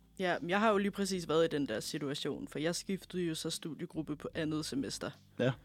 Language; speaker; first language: Danish; native; Danish